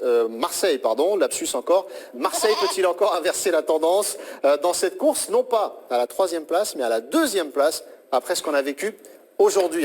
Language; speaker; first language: French; native; French